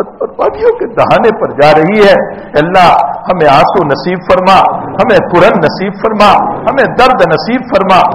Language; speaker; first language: Urdu; non-native, local second language; Gujarati